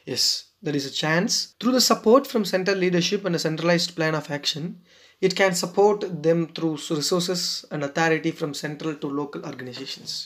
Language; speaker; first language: English; non-native, local second language; Tamil